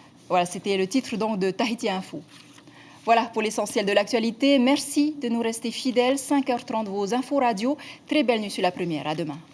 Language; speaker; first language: French; native; French